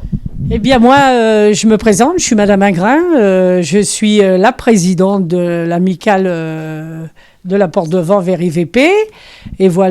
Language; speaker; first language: French; native; French